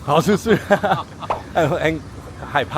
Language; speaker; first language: Chinese; non-native, fluent; English